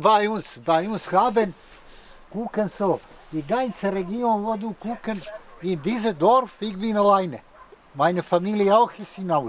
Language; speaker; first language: German; non-native, learner; Serbian